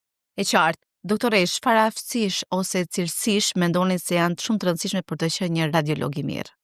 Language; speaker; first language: Albanian; native; Albanian